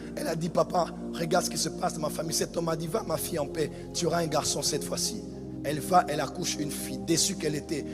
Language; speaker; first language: French; non-native, local second language; Lingala